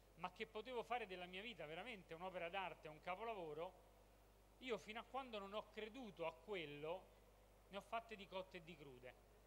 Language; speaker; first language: Italian; native; Italian